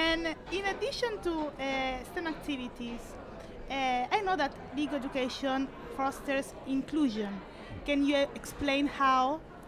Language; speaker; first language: English; non-native, learner; Italian